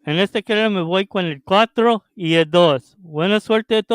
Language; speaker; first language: Spanish; early bilingual, heritage; Spanish